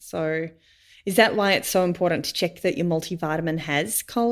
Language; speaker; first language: English; native; English